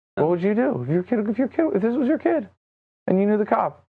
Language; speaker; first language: English; native; English